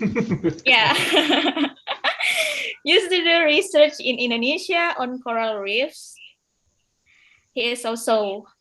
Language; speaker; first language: English; non-native, fluent; Indonesian